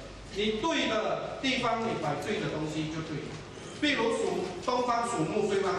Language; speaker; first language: Chinese; native; Chinese